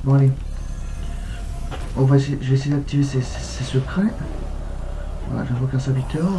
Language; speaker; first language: French; native; French